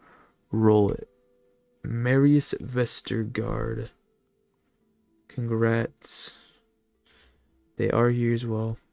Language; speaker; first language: English; native; English